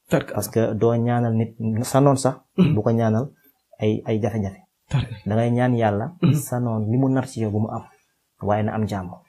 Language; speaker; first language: Wolof; non-native, local second language; Fula